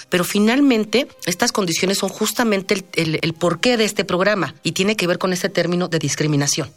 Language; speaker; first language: Spanish; native; Spanish